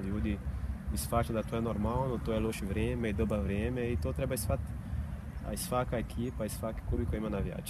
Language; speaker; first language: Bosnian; non-native, fluent; Portuguese